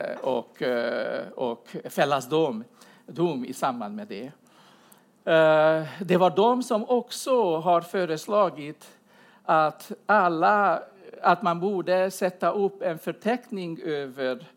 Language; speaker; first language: Swedish; non-native, fluent; Hungarian